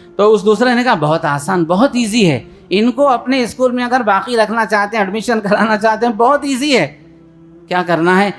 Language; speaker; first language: Urdu; native; Urdu